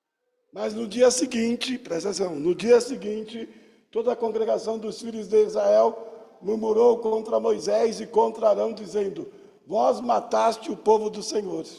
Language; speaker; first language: Portuguese; native; Portuguese